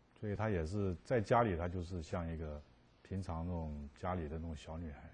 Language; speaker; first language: Chinese; native; Chinese